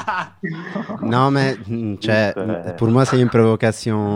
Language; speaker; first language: French; non-native, fluent; Italian